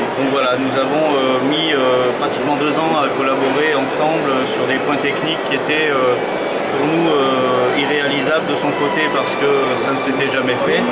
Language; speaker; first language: French; native; French